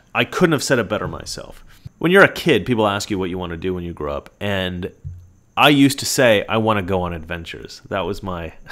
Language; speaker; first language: English; native; English